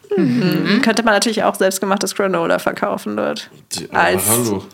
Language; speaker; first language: German; native; German